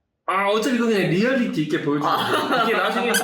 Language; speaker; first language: Korean; native; Korean